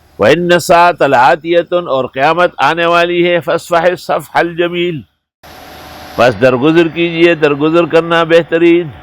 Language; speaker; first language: Urdu; non-native, local second language; Pashto